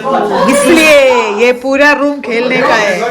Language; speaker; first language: Hindi; non-native, local second language; Malayalam